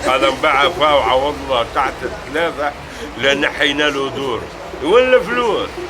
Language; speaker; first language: Arabic; native; Arabic